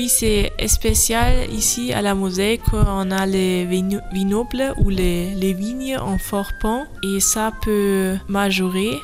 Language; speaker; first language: French; non-native, learner; German